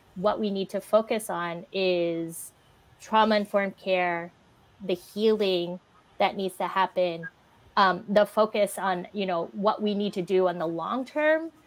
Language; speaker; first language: English; native; English